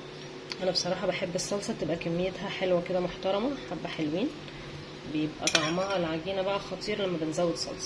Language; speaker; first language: Arabic; native; Arabic